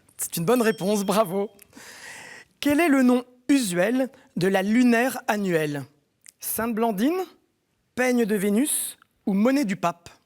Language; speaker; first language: French; native; French